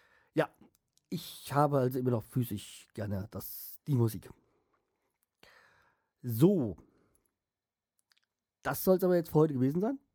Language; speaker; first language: German; native; German